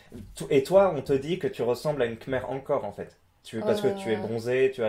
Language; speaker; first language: French; native; French